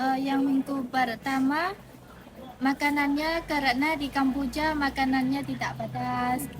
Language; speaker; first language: Indonesian; non-native, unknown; Khmer